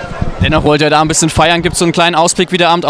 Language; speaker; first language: German; native; German